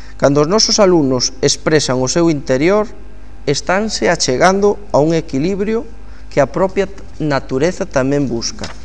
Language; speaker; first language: Galician; native; Galician